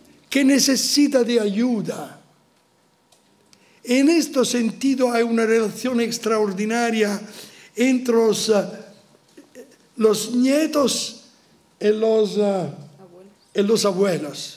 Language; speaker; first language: Spanish; non-native, fluent; Italian